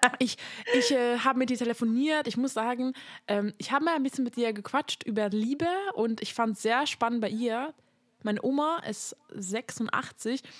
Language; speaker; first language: German; non-native, fluent; Hungarian